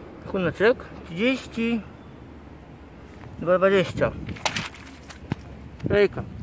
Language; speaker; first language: Polish; native; Polish